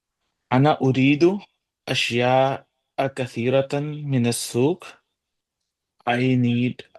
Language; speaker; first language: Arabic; non-native, learner; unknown